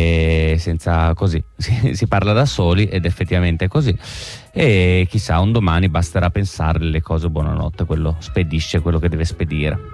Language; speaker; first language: Italian; native; Italian